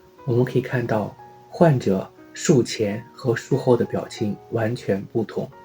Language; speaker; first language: Chinese; native; Chinese